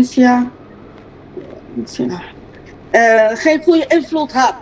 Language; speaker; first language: Dutch; non-native, local second language; Papiamento